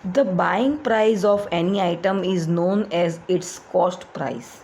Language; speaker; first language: English; non-native, local second language; Gujarati